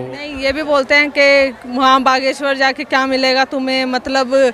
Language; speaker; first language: Hindi; native; Hindi